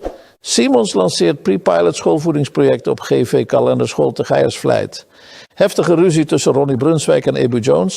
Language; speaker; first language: Dutch; native; Dutch